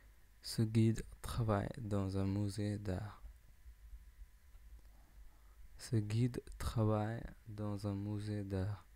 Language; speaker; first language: French; non-native, learner; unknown